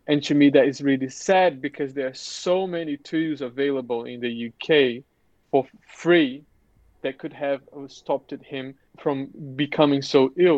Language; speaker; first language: English; non-native, fluent; Portuguese